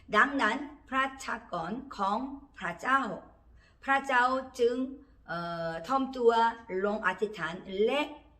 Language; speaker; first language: Thai; non-native, learner; Korean